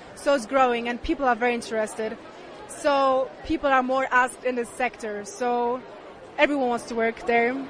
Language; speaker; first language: English; non-native, fluent; German